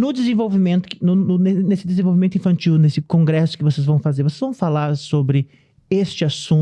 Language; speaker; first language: Portuguese; native; Portuguese